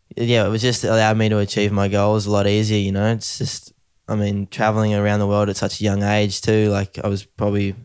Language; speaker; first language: English; native; English